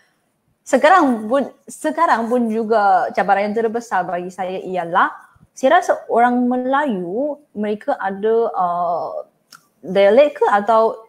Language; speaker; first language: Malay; non-native, fluent; Chinese